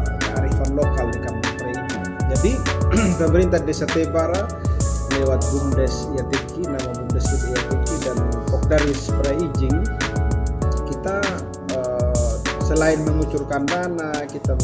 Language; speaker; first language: Indonesian; non-native, local second language; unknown